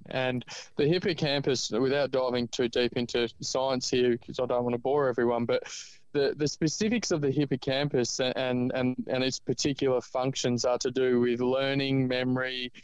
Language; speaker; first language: English; native; English